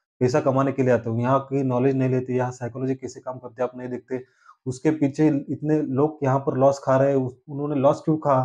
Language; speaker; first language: Hindi; non-native, local second language; Marathi